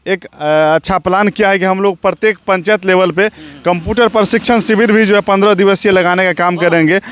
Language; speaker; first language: Hindi; native; Hindi